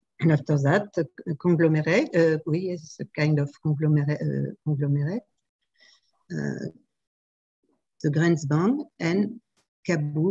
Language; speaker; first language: English; non-native, fluent; French